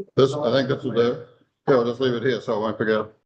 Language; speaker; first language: English; native; English